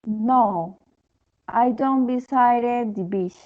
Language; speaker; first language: English; non-native, learner; Spanish